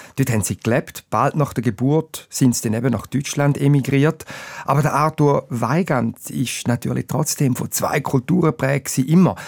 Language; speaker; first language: German; native; German